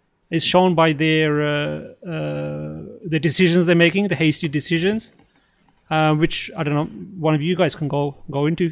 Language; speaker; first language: English; early bilingual, other home language; Punjabi